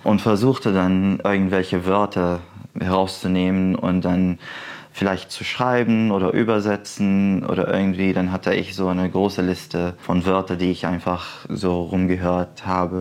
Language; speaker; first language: German; non-native, fluent; Arabic